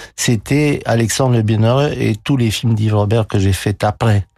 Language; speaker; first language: French; non-native, fluent; Romanian